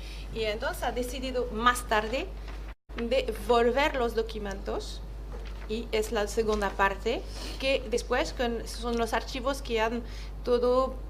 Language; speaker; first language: Spanish; non-native, fluent; French